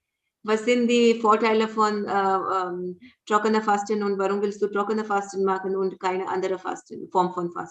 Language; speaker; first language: German; non-native, fluent; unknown